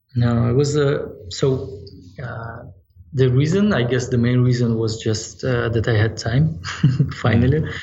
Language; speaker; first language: English; non-native, fluent; Ukrainian